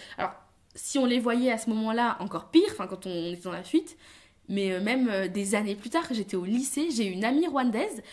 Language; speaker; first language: French; early bilingual, other home language; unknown